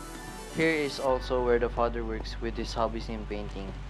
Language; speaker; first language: English; non-native, local second language; Filipino